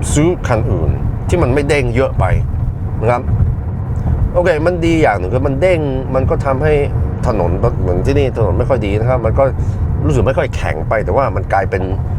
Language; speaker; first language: Thai; non-native, fluent; Norwegian